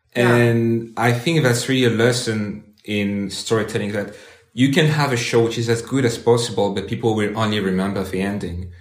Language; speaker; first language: English; non-native, fluent; French